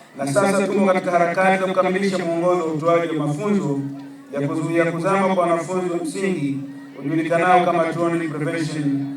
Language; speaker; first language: Swahili; native; Swahili